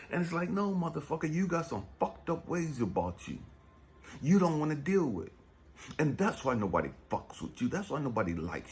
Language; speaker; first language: English; native; English